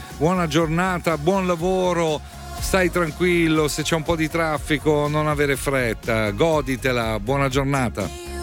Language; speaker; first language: Italian; native; Italian